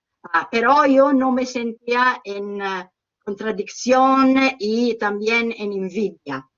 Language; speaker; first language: Spanish; non-native, learner; Italian